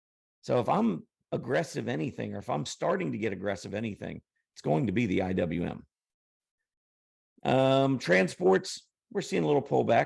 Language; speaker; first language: English; native; English